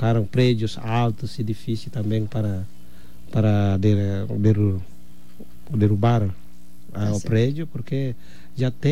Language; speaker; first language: Portuguese; non-native, fluent; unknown